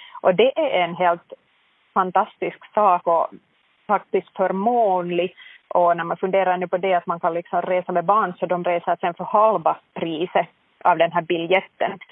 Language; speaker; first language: Swedish; native; Swedish